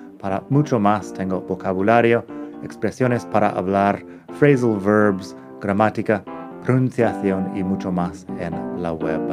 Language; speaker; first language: Spanish; non-native, fluent; English